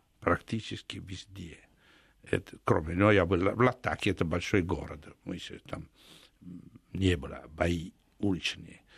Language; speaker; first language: Russian; non-native, fluent; Italian